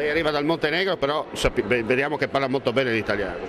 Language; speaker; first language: Italian; native; Italian